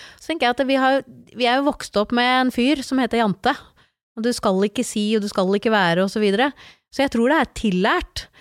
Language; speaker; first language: Norwegian; native; Norwegian